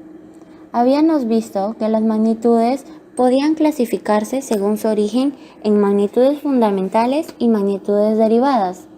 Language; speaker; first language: Spanish; native; Spanish